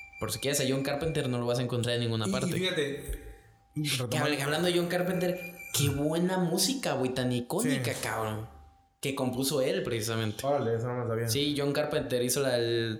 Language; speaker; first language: Spanish; native; Spanish